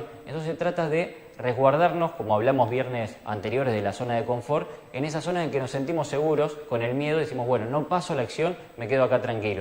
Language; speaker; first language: Spanish; native; Spanish